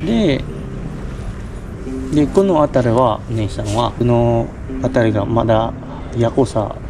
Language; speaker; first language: Japanese; non-native, learner; Filipino